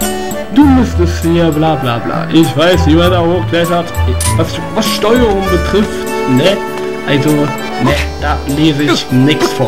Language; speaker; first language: German; native; German